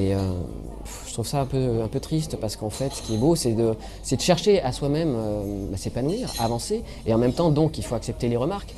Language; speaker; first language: French; native; French